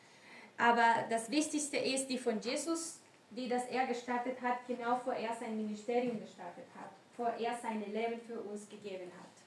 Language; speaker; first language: German; non-native, learner; Spanish